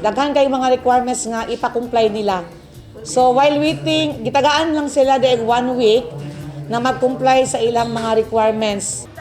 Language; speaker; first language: Cebuano; native; Cebuano